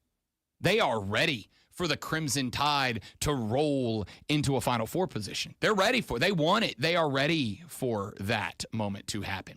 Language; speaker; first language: English; native; English